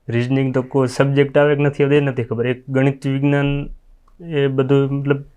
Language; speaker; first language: Gujarati; non-native, local second language; Kachhi